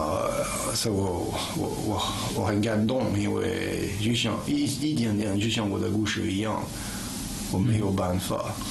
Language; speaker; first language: Chinese; non-native, learner; French